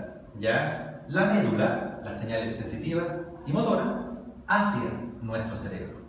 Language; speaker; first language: Spanish; native; Spanish